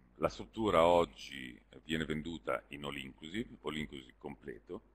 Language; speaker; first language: Italian; native; Italian